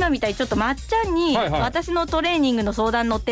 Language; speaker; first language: Japanese; native; Japanese